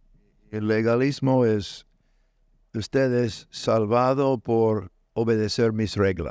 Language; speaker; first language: Spanish; non-native, learner; English